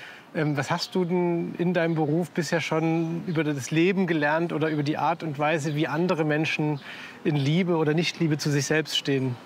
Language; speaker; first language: German; native; German